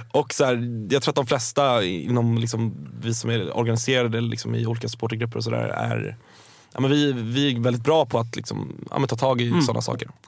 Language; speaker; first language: Swedish; native; Swedish